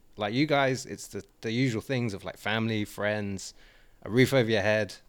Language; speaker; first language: English; native; English